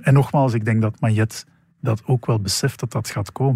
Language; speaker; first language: Dutch; native; Dutch